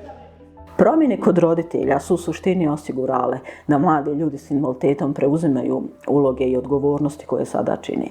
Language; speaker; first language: Bosnian; native; Bosnian